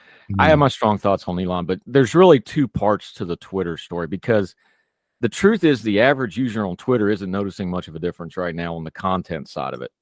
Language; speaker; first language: English; native; English